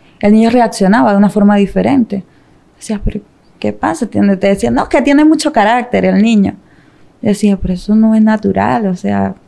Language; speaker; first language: Spanish; native; Spanish